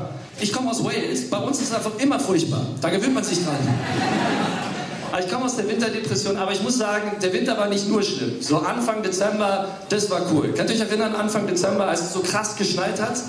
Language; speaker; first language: German; early bilingual, other home language; English